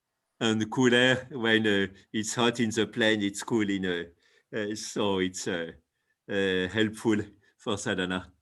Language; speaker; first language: English; non-native, fluent; French